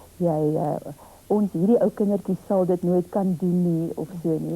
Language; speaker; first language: Afrikaans; native; Afrikaans